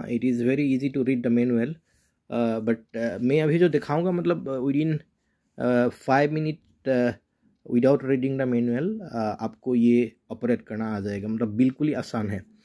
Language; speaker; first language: Hindi; non-native, local second language; Assamese